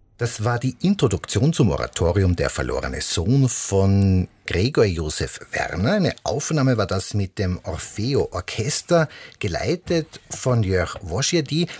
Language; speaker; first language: German; native; German